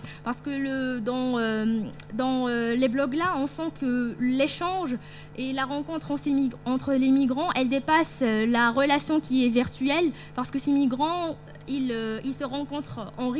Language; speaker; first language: French; non-native, local second language; Arabic